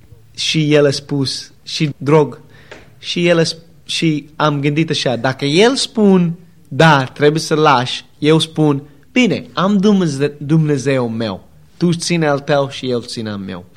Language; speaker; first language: Romanian; non-native, learner; English